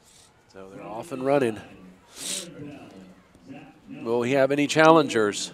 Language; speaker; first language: English; native; English